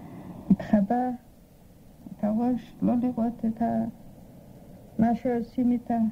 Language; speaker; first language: Hebrew; non-native, fluent; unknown